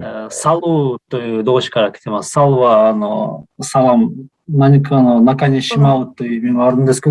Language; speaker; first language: Japanese; non-native, fluent; Kyrgyz